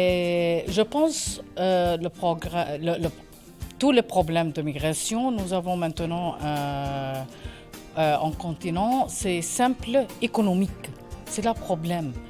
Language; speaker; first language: French; non-native, learner; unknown